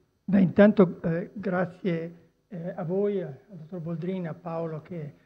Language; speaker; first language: Italian; native; Italian